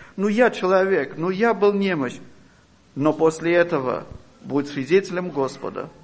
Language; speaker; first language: Russian; non-native, fluent; Armenian